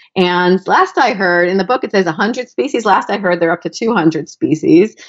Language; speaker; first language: English; native; English